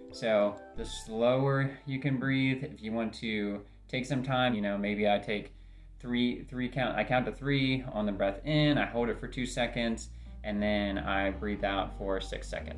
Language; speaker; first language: English; native; English